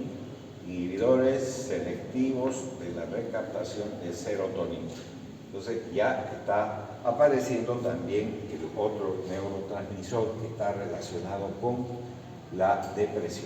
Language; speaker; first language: Spanish; native; Spanish